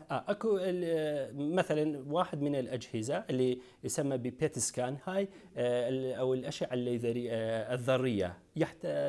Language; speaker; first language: Arabic; non-native, local second language; Kurdish